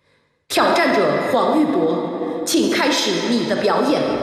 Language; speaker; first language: Chinese; native; Chinese